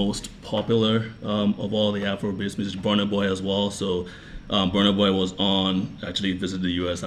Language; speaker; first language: English; non-native, local second language; Yoruba